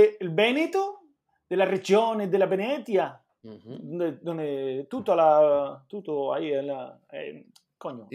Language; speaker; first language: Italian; non-native, learner; Spanish